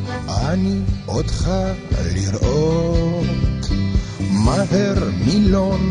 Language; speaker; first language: Hebrew; non-native, learner; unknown